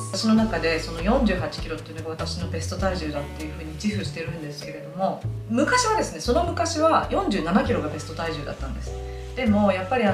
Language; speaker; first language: Japanese; native; Japanese